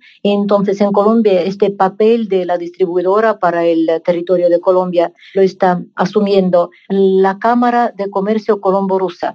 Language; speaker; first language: Spanish; non-native, fluent; Russian